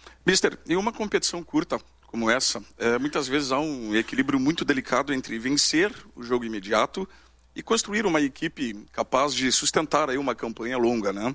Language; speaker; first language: Portuguese; native; Portuguese